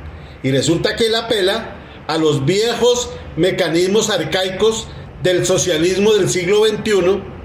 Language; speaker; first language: Spanish; native; Spanish